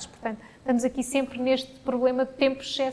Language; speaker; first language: Portuguese; native; Portuguese